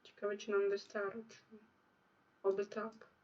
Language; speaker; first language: Polish; native; Polish